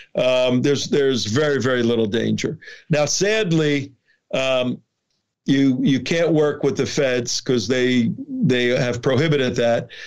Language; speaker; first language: English; native; English